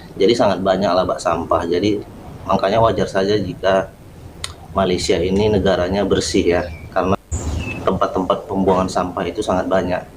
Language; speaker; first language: Indonesian; native; Indonesian